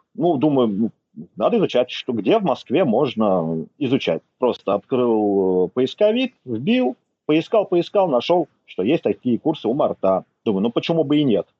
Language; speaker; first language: Russian; native; Russian